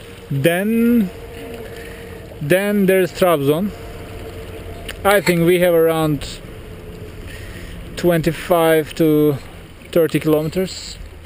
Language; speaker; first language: English; non-native, fluent; Turkish